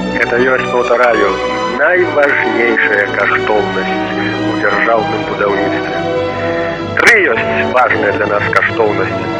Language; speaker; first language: Belarusian; native; Belarusian